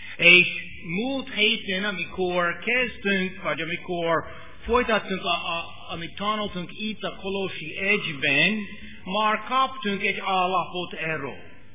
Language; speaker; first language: Hungarian; non-native, fluent; English